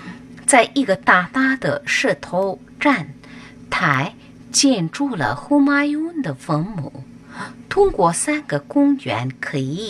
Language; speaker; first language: Chinese; non-native, fluent; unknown